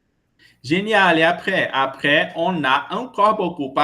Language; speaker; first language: French; non-native, fluent; Portuguese